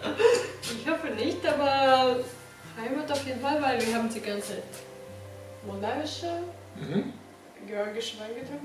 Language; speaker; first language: German; non-native, fluent; Romanian